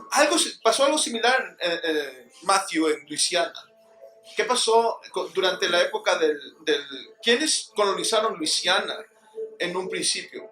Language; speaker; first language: Spanish; native; Spanish